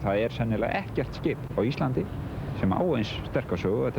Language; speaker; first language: Icelandic; native; Icelandic